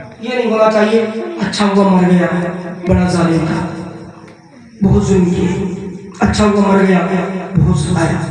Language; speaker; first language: Urdu; native; Urdu